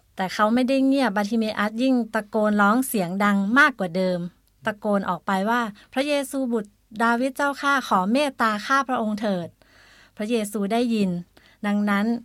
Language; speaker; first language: Thai; native; Thai